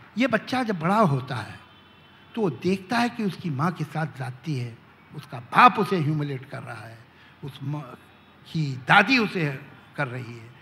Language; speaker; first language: Hindi; native; Hindi